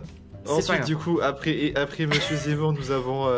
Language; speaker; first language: French; native; French